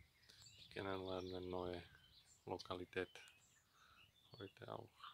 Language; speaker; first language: German; non-native, learner; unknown